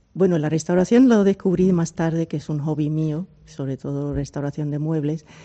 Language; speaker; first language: Spanish; early bilingual, heritage; German